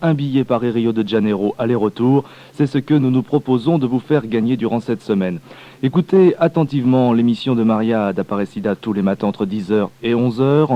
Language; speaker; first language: French; native; French